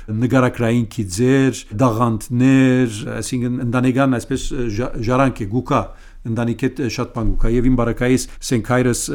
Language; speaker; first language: Armenian; early bilingual, heritage; Armenian